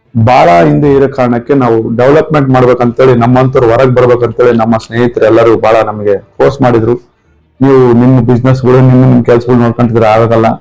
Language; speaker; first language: Kannada; non-native, local second language; Urdu